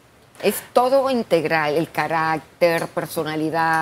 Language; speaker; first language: Spanish; native; Spanish